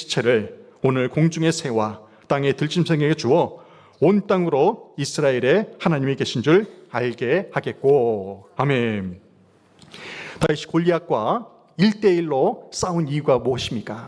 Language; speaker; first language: Korean; native; Korean